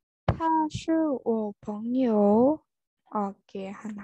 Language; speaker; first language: Chinese; non-native, fluent; Indonesian